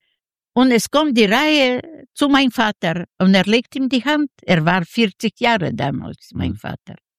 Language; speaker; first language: German; non-native, learner; Yiddish